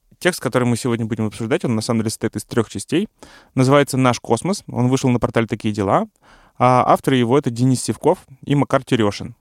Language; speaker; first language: Russian; native; Russian